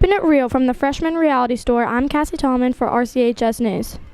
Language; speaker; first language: English; native; English